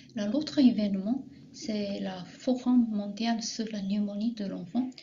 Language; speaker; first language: French; non-native, fluent; Japanese